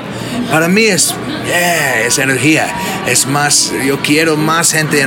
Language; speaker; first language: Spanish; non-native, learner; English